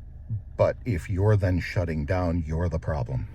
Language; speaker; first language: English; native; English